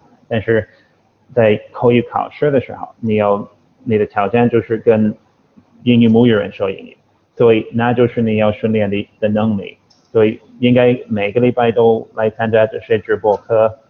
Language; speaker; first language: Chinese; non-native, fluent; English